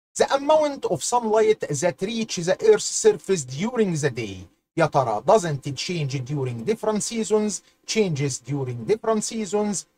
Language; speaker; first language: English; non-native, fluent; Arabic